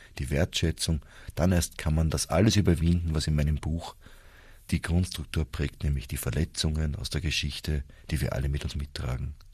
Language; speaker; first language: German; native; German